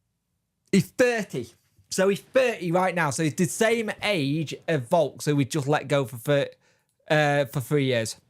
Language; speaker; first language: English; native; English